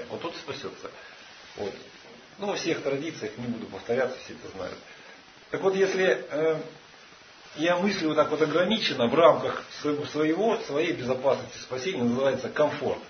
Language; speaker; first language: Russian; native; Russian